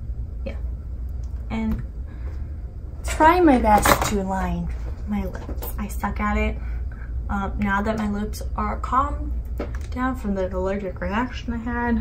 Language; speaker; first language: English; native; English